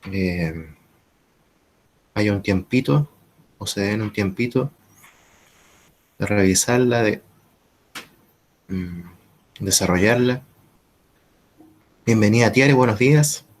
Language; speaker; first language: Spanish; native; Spanish